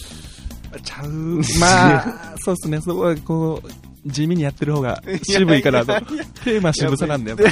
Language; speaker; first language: Japanese; native; Japanese